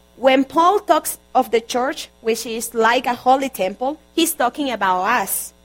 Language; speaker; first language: English; non-native, fluent; Spanish